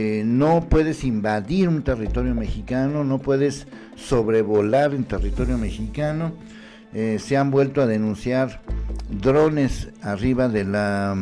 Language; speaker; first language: Spanish; native; Spanish